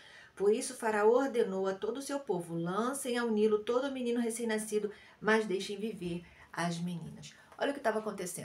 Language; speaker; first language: Portuguese; native; Portuguese